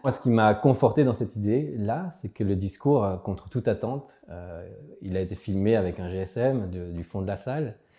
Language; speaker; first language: French; early bilingual, other home language; Spanish